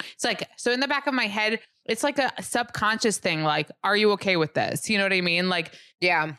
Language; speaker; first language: English; early bilingual, other home language; Hebrew